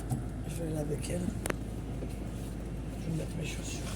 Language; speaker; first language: French; native; French